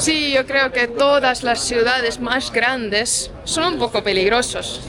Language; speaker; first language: Spanish; non-native, fluent; Estonian